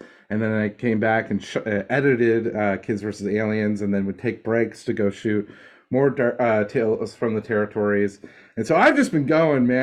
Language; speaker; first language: English; native; English